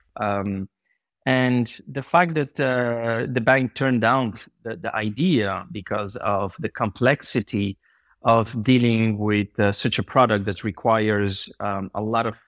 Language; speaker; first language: English; non-native, fluent; Bulgarian